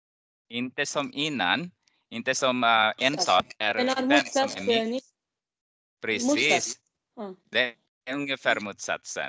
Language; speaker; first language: Swedish; non-native, fluent; Arabic